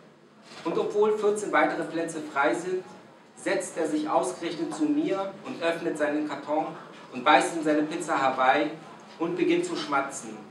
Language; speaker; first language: German; non-native, fluent; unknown